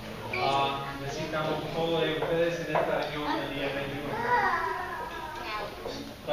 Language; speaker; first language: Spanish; non-native, fluent; English